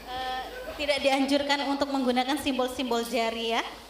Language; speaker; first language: Indonesian; native; Indonesian